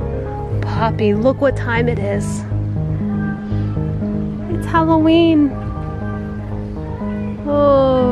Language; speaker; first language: English; native; English